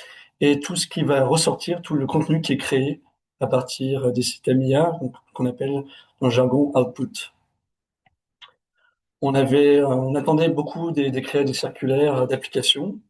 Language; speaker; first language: French; native; French